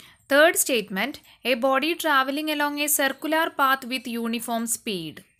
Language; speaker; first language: English; non-native, local second language; Malayalam